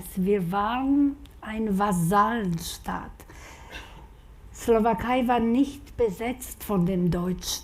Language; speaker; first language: German; non-native, fluent; Slovak